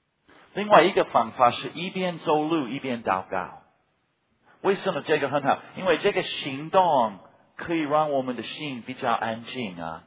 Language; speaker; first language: Chinese; non-native, fluent; English